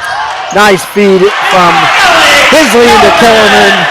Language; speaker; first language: English; native; English